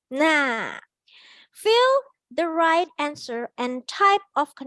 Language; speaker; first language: English; non-native, fluent; Indonesian